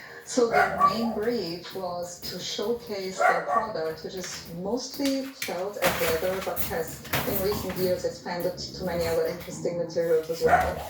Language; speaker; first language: English; non-native, fluent; Italian